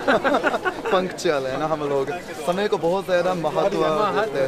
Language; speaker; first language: Hindi; non-native, fluent; Japanese